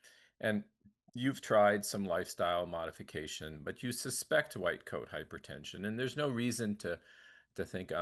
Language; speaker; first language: English; native; English